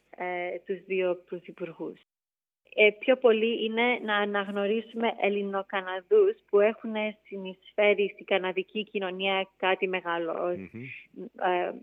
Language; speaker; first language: Greek; early bilingual, heritage; Greek